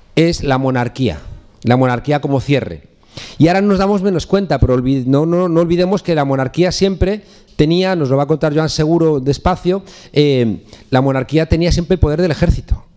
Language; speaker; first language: Spanish; native; Spanish